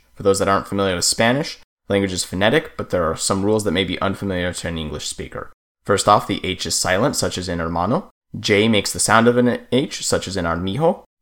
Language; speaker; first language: English; native; English